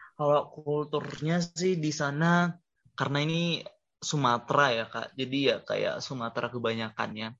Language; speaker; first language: Indonesian; native; Indonesian